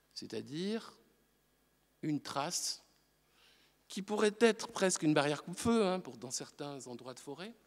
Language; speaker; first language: French; native; French